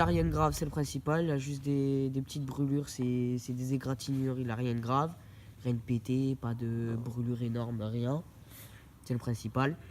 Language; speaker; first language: French; native; French